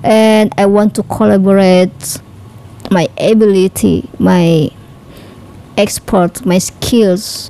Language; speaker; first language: English; non-native, learner; Indonesian